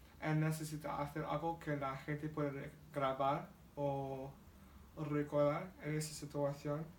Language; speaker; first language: Spanish; non-native, learner; English